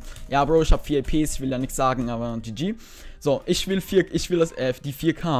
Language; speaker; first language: German; native; German